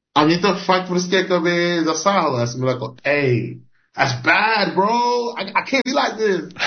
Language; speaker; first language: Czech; non-native, fluent; English